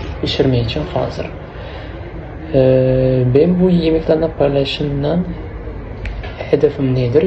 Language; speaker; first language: Turkish; non-native, learner; Uzbek